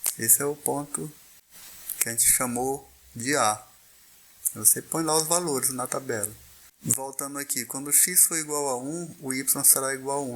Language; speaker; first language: Portuguese; native; Portuguese